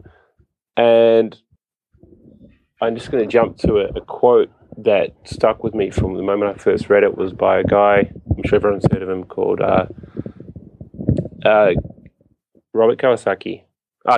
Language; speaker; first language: English; native; English